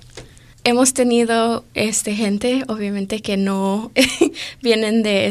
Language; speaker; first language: Spanish; early bilingual, other home language; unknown